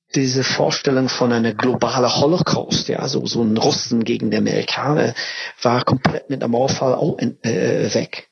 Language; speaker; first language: German; non-native, fluent; English